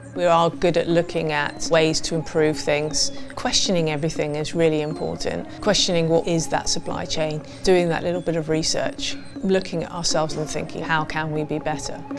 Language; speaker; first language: English; native; English